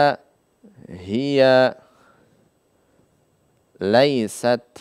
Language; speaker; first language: Arabic; non-native, fluent; Indonesian